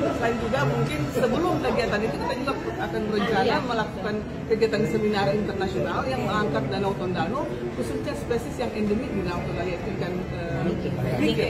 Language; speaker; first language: Indonesian; native; Indonesian